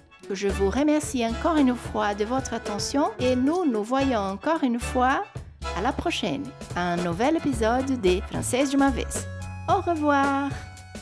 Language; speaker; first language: French; non-native, fluent; Portuguese